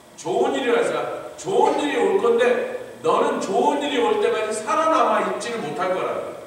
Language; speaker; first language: Korean; native; Korean